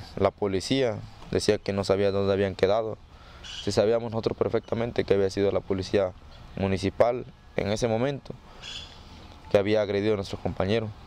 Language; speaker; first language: Spanish; native; Spanish